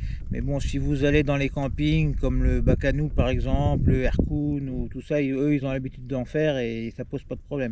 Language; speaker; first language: French; native; French